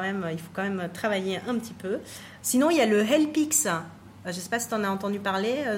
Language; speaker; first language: French; native; French